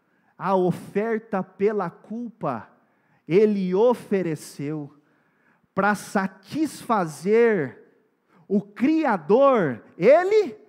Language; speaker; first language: Portuguese; native; Portuguese